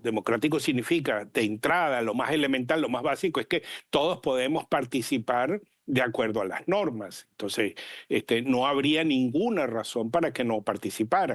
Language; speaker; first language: Spanish; native; Spanish